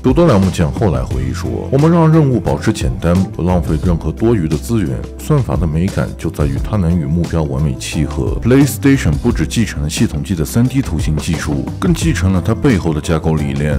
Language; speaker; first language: Chinese; native; Chinese